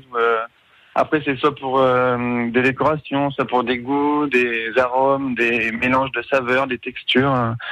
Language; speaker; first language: French; native; French